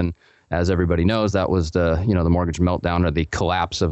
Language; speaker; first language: English; native; English